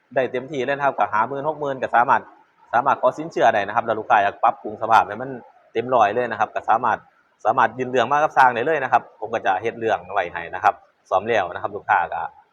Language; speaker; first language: Thai; native; Thai